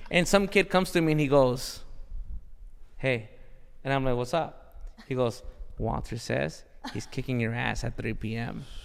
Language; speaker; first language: English; early bilingual, other home language; Spanish